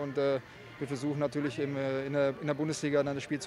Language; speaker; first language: German; native; German